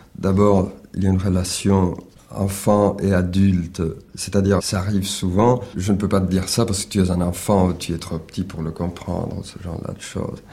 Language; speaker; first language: French; early bilingual, other home language; Spanish